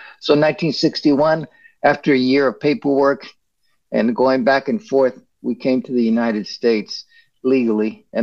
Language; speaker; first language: English; early bilingual, other home language; Spanish